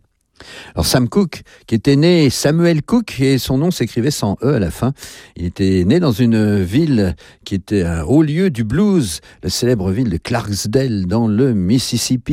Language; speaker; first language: French; native; French